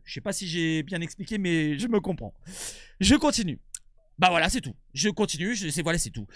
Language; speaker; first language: French; native; French